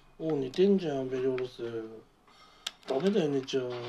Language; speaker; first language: Japanese; native; Japanese